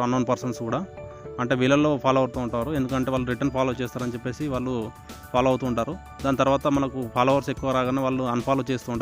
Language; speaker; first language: Telugu; native; Telugu